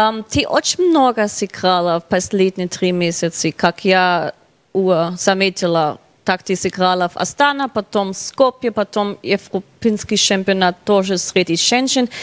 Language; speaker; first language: Russian; non-native, learner; German